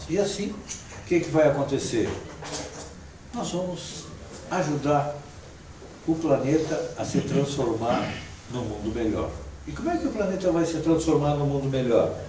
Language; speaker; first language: Portuguese; native; Portuguese